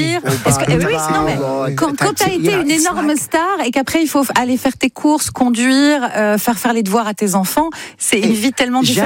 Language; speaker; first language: French; native; French